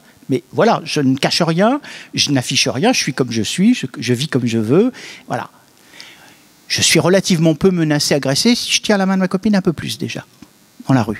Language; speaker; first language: French; native; French